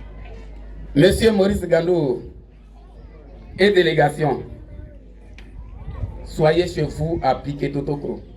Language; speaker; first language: French; non-native, local second language; Baoulé